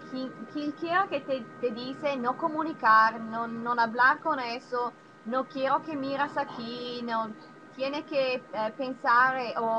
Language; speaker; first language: Spanish; non-native, learner; Italian